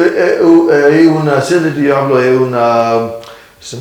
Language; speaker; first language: Italian; non-native, learner; English